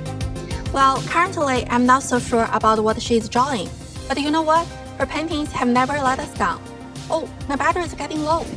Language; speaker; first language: English; non-native, fluent; Chinese